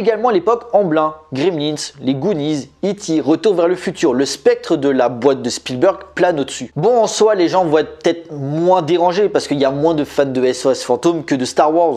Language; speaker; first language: French; native; French